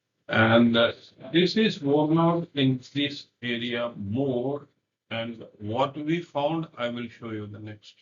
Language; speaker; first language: English; non-native, local second language; Hindi